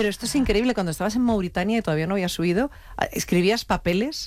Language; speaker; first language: Spanish; native; Spanish